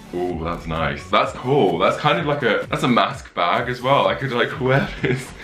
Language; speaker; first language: English; native; English